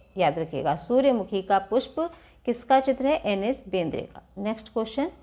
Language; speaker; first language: Hindi; native; Hindi